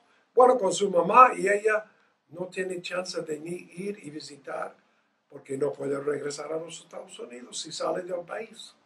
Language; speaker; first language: Spanish; non-native, fluent; English